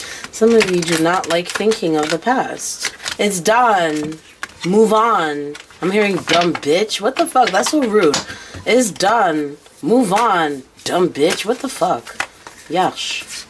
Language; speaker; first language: English; native; English